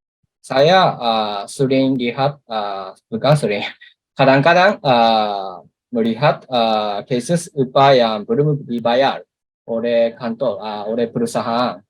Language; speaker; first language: Indonesian; non-native, learner; Japanese